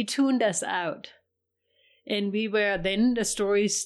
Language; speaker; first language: English; non-native, fluent; German